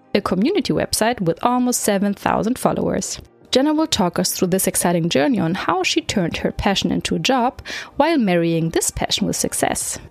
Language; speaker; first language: English; non-native, fluent; German